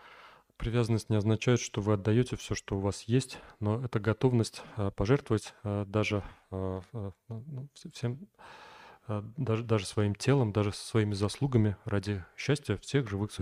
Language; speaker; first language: Russian; native; Russian